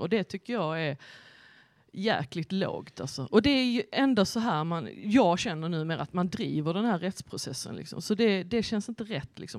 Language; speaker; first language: Swedish; native; Swedish